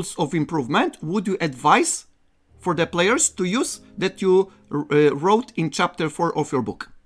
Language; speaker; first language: English; non-native, fluent; Polish